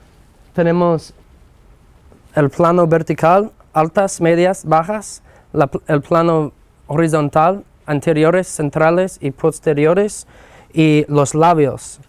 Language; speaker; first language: Spanish; non-native, fluent; English